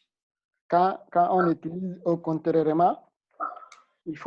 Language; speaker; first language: French; non-native, learner; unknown